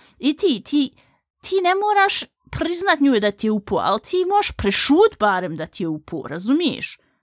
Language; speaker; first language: Bosnian; early bilingual, heritage; Bosnian